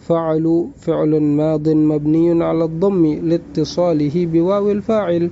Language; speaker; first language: Arabic; non-native, fluent; Indonesian